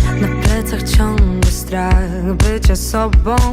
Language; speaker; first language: Polish; early bilingual, heritage; Polish